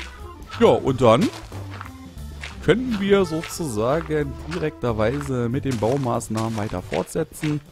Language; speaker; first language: German; native; German